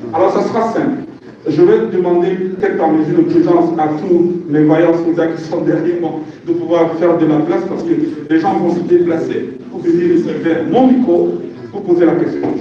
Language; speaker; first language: French; non-native, local second language; Lingala